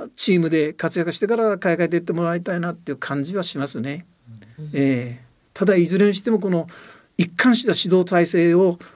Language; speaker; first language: Japanese; native; Japanese